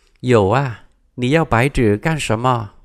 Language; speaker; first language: Chinese; non-native, fluent; Vietnamese